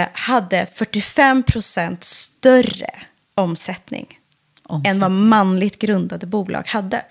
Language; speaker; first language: Swedish; early bilingual, other home language; Persian